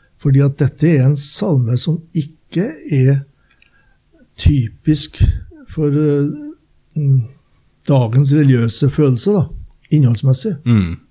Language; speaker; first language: Norwegian; native; Norwegian